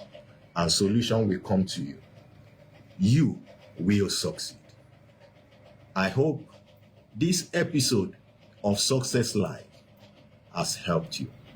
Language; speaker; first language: English; non-native, local second language; Yoruba